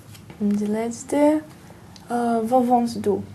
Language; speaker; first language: German; non-native, learner; Portuguese